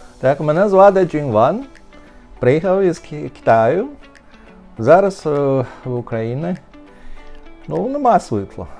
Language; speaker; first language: Ukrainian; non-native, learner; Chinese